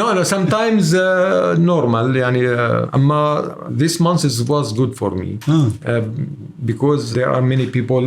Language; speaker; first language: English; non-native, learner; Arabic